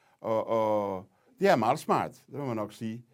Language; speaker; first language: Danish; non-native, fluent; Portuguese